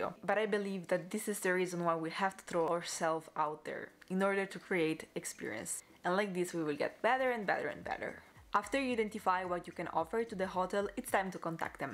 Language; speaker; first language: English; non-native, fluent; Italian